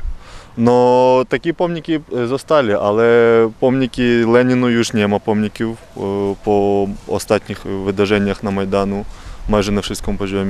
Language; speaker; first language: Polish; non-native, learner; Ukrainian